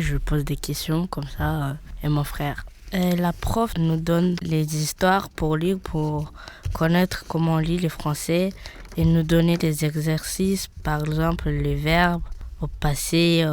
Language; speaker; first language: French; early bilingual, other home language; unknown